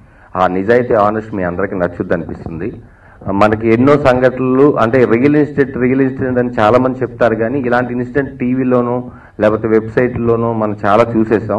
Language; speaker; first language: Telugu; native; Telugu